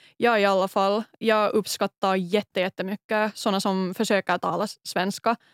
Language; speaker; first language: Swedish; native; Swedish